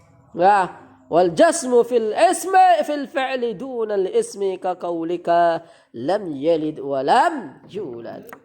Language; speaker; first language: Arabic; non-native, fluent; Indonesian